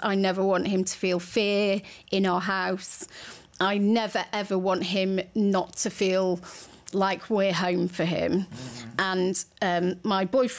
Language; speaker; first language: English; native; English